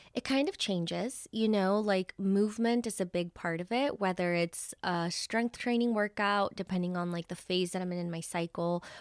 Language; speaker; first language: English; early bilingual, other home language; Spanish